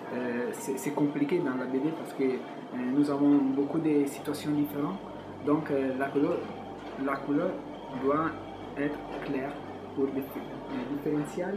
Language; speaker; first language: French; non-native, fluent; Italian